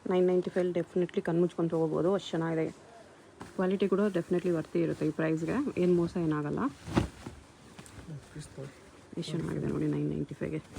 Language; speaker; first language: Kannada; native; Kannada